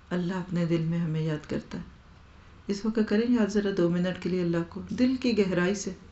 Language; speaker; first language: Urdu; non-native, local second language; Punjabi